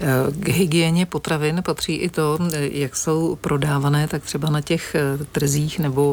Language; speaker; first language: Czech; native; Czech